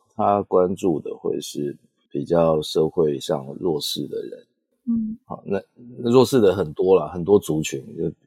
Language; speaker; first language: Chinese; native; Chinese